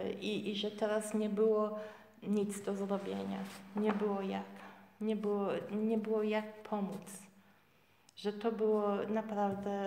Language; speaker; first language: Polish; early bilingual, heritage; Polish